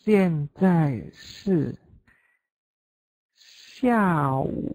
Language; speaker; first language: Chinese; non-native, fluent; Indonesian